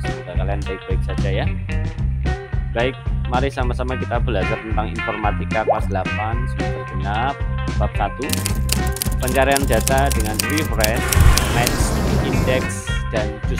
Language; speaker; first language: Indonesian; native; Indonesian